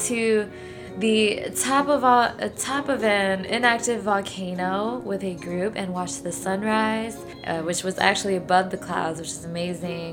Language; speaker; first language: English; native; English